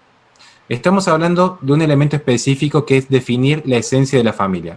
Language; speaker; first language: Spanish; native; Spanish